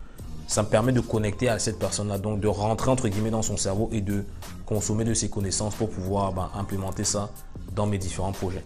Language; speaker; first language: French; native; French